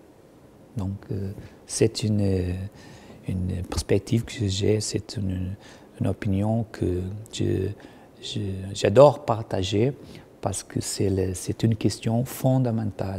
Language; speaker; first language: French; non-native, fluent; Portuguese